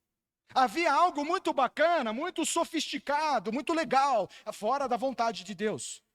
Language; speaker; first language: Portuguese; native; Portuguese